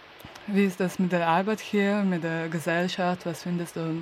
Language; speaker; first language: German; non-native, learner; Slovenian